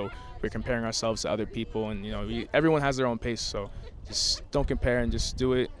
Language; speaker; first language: English; native; English